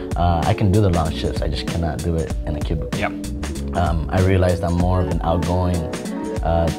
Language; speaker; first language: English; early bilingual, other home language; Spanish